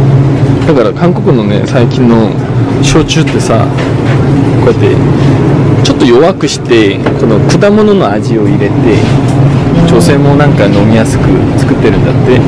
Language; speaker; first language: Japanese; non-native, fluent; Korean